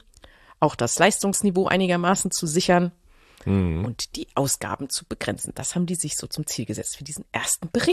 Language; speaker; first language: German; native; German